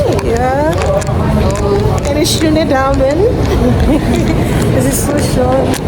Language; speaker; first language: German; non-native, learner; Igbo